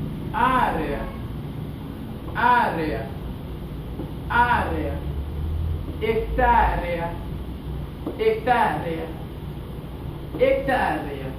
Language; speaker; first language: Spanish; non-native, fluent; Haitian Creole